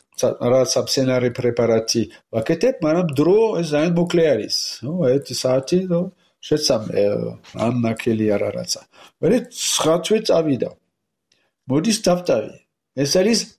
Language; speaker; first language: Georgian; non-native, learner; French